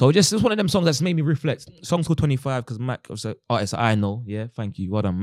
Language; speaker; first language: English; native; English